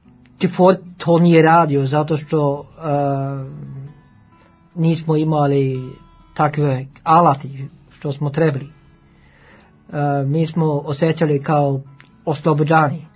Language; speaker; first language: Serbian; non-native, learner; Norwegian